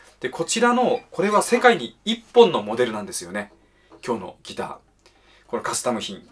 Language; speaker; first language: Japanese; native; Japanese